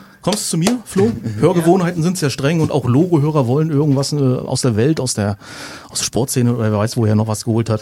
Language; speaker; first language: German; native; German